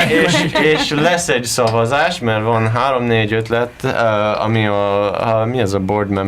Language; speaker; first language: Hungarian; non-native, learner; English